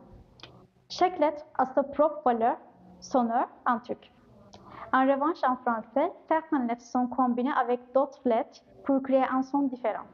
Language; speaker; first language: French; non-native, fluent; Turkish